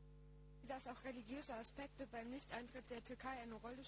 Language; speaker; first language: German; native; German